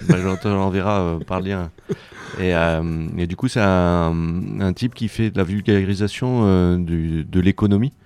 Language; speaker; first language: French; native; French